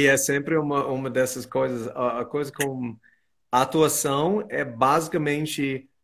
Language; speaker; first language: Portuguese; non-native, fluent; English